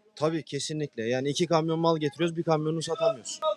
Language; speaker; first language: Turkish; native; Turkish